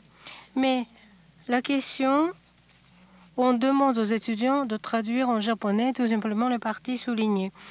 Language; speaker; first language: French; non-native, fluent; Japanese